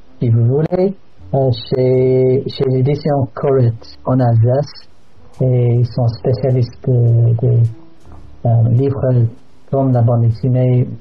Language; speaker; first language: French; non-native, fluent; English